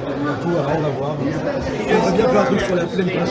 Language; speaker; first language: French; native; French